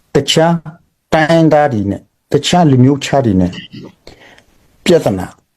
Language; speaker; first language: Burmese; non-native, local second language; Hakha Chin